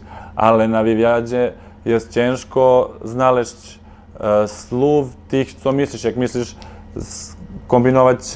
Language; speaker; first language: Polish; non-native, fluent; Serbian